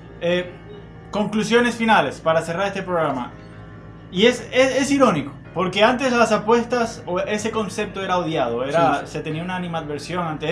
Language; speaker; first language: Spanish; native; Spanish